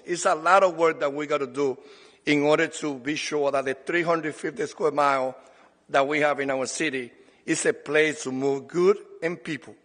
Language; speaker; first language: English; non-native, fluent; Spanish